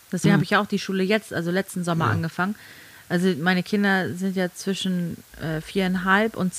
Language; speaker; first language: German; native; German